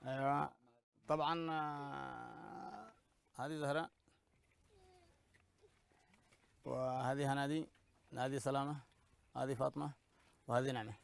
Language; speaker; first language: Arabic; native; Arabic